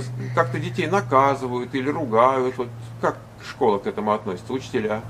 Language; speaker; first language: Russian; native; Russian